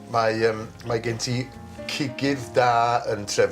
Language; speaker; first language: Welsh; native; Welsh